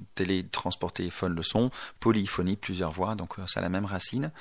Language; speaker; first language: French; native; French